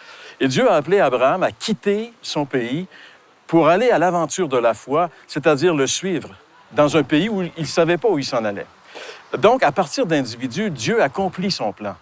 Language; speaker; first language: French; native; French